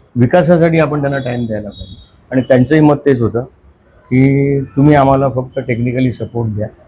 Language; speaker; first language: Marathi; native; Marathi